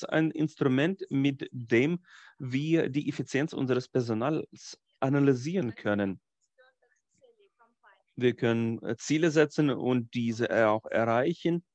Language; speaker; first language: German; non-native, fluent; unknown